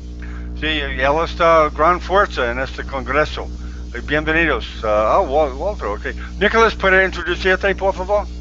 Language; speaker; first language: Spanish; non-native, learner; English